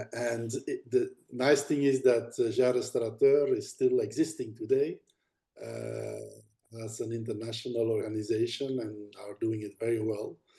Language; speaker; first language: English; non-native, fluent; Dutch